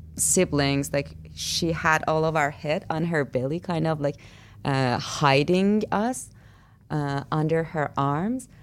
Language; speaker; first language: English; non-native, fluent; Persian